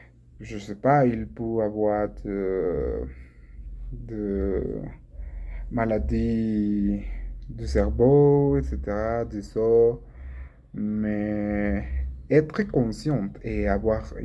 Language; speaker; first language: French; non-native, learner; Spanish